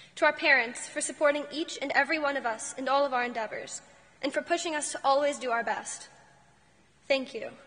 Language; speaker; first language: English; native; English